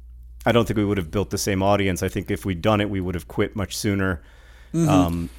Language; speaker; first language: English; native; English